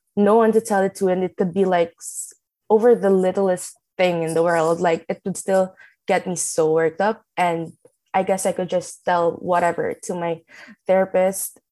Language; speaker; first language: English; non-native, local second language; Filipino